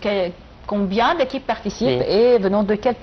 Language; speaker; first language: French; non-native, fluent; Arabic